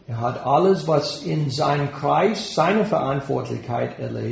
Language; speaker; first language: German; non-native, fluent; English